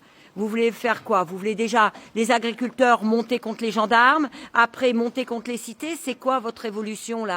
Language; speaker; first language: French; native; French